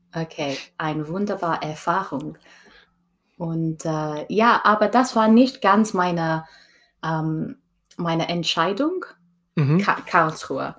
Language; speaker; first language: German; non-native, learner; English